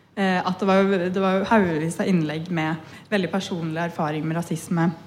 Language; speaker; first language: Norwegian; early bilingual, other home language; Punjabi